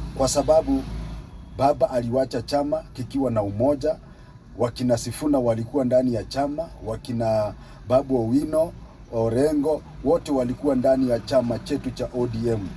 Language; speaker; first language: Swahili; non-native, local second language; Luyia